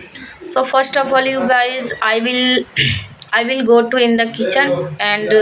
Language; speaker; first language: English; non-native, learner; Hindi